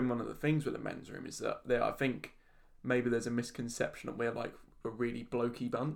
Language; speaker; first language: English; native; English